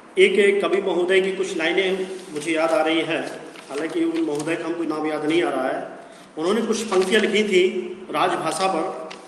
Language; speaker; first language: Hindi; native; Hindi